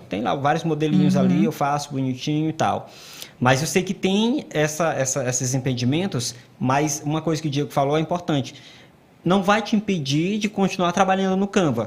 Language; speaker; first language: Portuguese; native; Portuguese